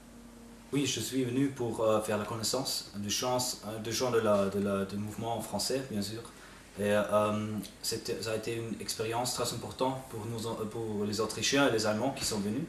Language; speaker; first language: French; non-native, fluent; German